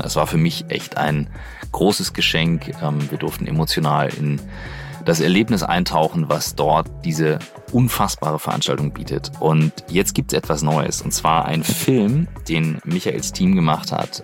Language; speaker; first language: German; native; German